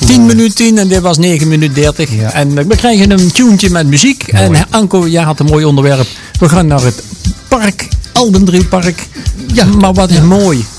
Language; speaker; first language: Dutch; native; Dutch